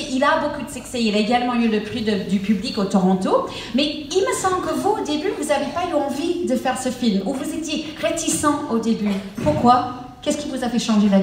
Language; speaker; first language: French; native; French